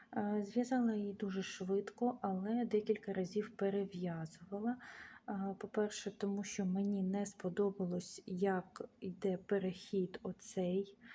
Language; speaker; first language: Ukrainian; native; Ukrainian